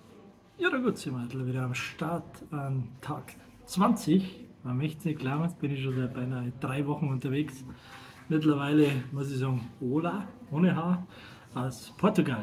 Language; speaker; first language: German; native; German